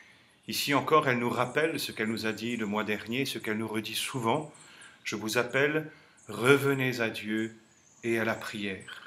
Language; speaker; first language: French; native; French